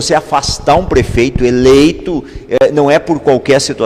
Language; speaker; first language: Portuguese; native; Portuguese